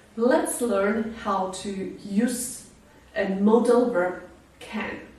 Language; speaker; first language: English; non-native, fluent; Georgian